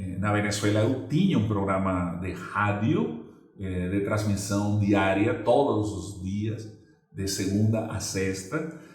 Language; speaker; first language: Portuguese; non-native, fluent; Spanish